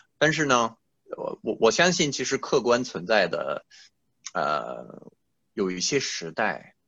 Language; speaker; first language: Chinese; non-native, fluent; French